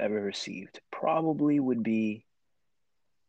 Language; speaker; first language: English; native; English